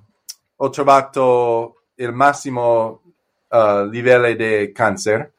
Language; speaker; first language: Italian; non-native, learner; English